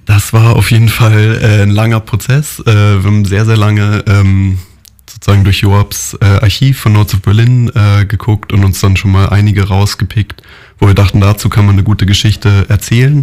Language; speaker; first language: German; native; German